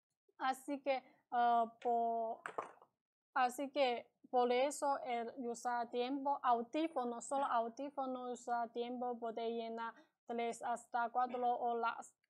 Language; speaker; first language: Spanish; non-native, learner; Chinese